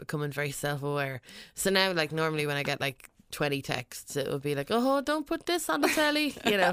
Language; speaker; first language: English; native; English